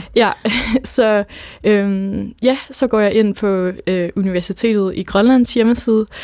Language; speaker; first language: Danish; native; Danish